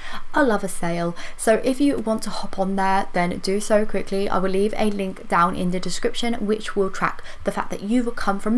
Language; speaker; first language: English; native; English